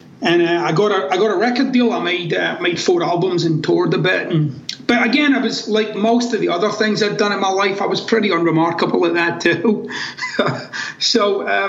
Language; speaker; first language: English; native; English